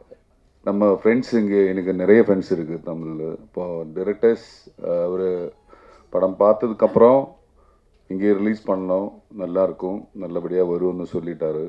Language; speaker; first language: Tamil; non-native, learner; Malayalam